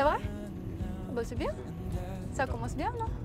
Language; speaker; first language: French; native; French